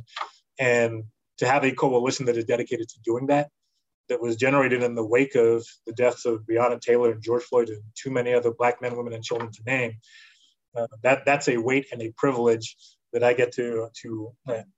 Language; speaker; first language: English; native; English